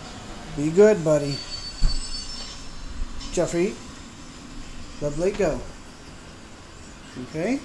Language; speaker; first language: English; native; English